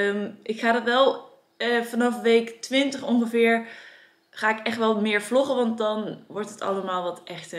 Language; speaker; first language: Dutch; native; Dutch